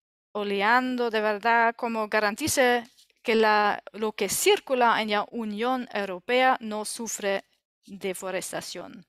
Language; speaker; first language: Spanish; non-native, learner; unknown